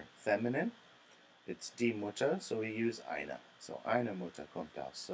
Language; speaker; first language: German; non-native, fluent; English